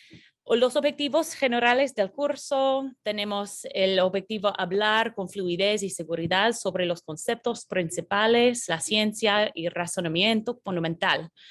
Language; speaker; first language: Spanish; non-native, fluent; English